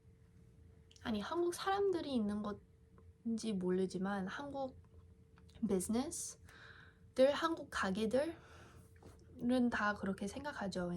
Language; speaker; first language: Korean; early bilingual, heritage; English